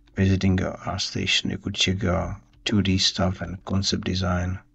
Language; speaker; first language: English; non-native, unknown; Czech